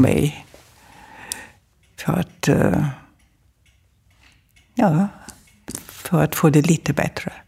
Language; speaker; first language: Swedish; non-native, fluent; German